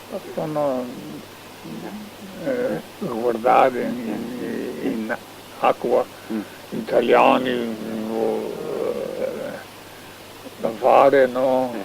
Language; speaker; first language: Italian; non-native, learner; Slovenian